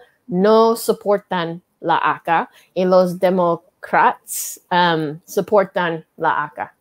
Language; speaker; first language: Spanish; non-native, learner; English